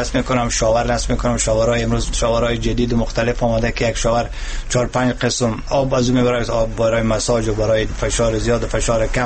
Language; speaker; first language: Persian; native; Persian